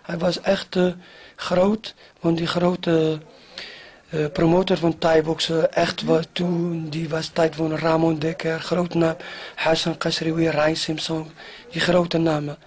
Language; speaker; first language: Dutch; non-native, learner; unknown